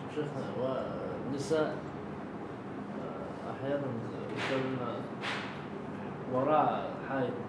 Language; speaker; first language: Arabic; non-native, learner; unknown